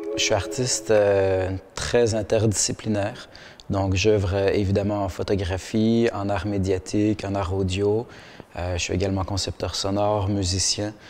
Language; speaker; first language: French; early bilingual, other home language; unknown